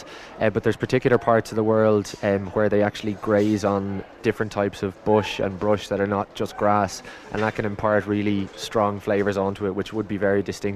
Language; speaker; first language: English; native; English